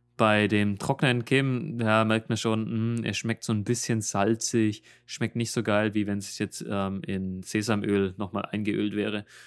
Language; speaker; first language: German; native; German